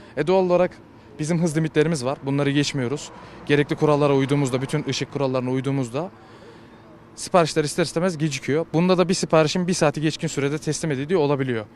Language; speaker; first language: Turkish; native; Turkish